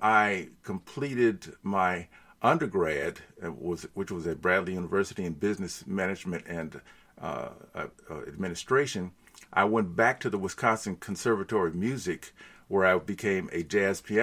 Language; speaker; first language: English; native; English